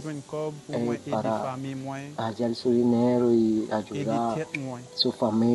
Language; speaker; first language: Spanish; non-native, fluent; Haitian Creole